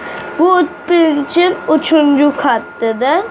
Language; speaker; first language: Turkish; non-native, learner; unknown